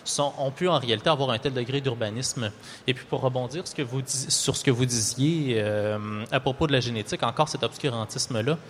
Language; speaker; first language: French; native; French